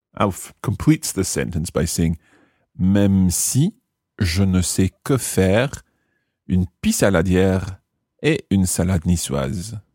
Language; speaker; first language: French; non-native, fluent; English